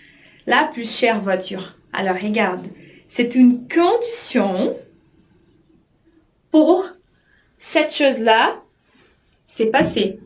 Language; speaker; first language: French; non-native, fluent; Portuguese